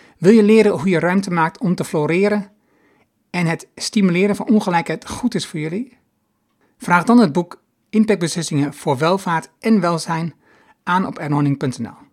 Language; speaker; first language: Dutch; native; Dutch